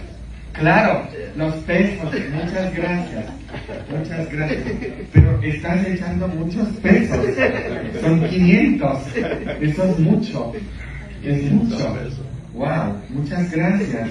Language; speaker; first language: Spanish; non-native, fluent; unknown